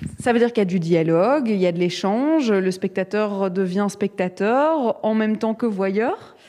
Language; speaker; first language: French; native; French